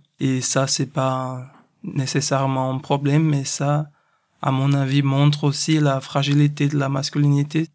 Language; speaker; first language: French; non-native, fluent; Portuguese